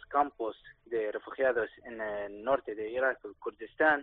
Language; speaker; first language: Spanish; non-native, learner; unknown